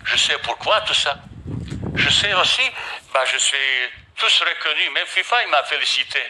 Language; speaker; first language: French; non-native, fluent; Bosnian